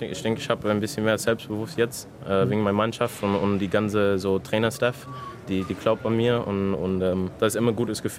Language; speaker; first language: German; non-native, learner; English